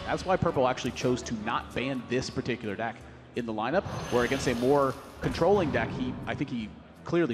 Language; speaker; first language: English; native; English